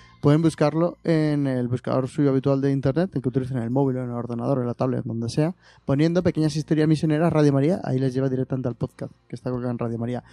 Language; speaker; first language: Spanish; native; Spanish